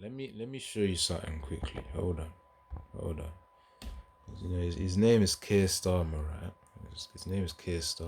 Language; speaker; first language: English; native; English